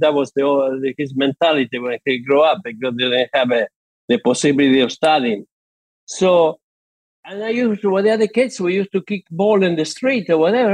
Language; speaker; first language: English; non-native, fluent; Spanish